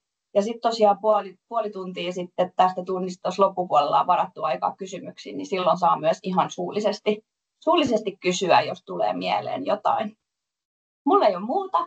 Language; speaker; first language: Finnish; native; Finnish